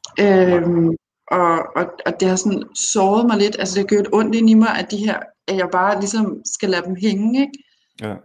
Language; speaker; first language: Danish; early bilingual, other home language; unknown